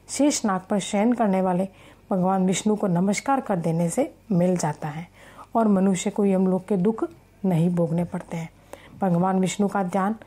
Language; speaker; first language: Hindi; native; Hindi